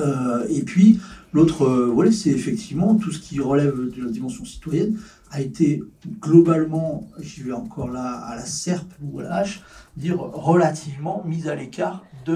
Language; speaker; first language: French; native; French